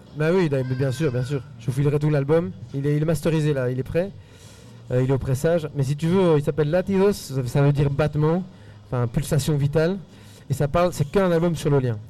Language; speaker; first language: French; early bilingual, other home language; Spanish